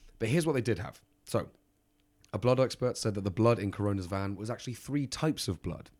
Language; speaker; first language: English; native; English